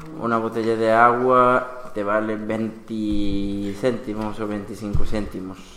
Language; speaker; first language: Spanish; non-native, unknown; Bangla